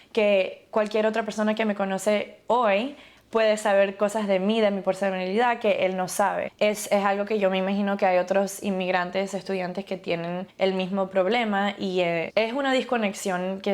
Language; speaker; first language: Spanish; early bilingual, other home language; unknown